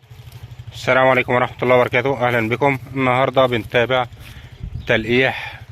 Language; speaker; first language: Arabic; native; Arabic